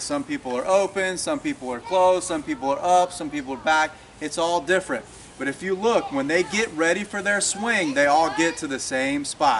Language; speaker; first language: English; native; English